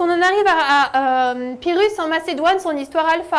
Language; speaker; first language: French; native; French